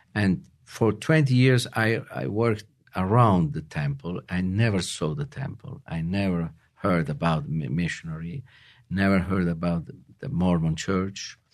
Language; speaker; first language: English; non-native, learner; Italian